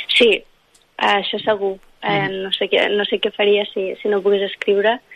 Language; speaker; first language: Catalan; non-native, local second language; English